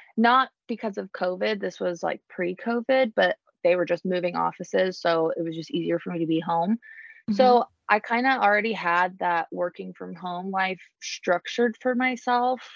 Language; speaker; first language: English; native; English